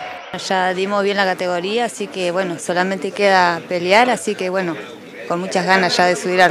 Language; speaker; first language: Spanish; native; Spanish